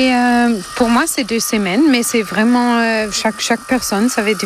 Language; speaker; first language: French; non-native, fluent; German